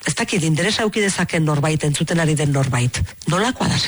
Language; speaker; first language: Basque; native; Basque